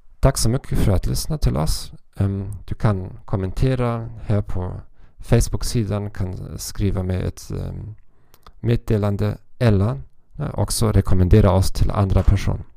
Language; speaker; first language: Swedish; non-native, learner; German